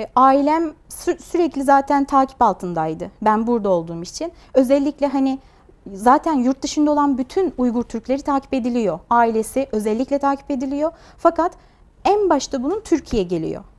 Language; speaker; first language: Turkish; non-native, fluent; Uyghur